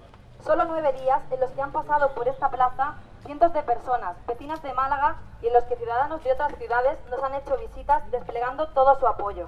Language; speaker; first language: Spanish; native; Spanish